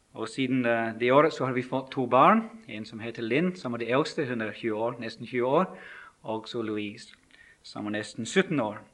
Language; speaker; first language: Norwegian; non-native, fluent; English